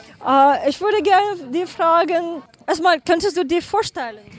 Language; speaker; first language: German; non-native, learner; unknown